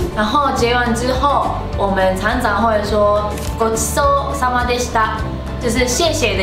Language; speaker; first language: Chinese; non-native, fluent; Japanese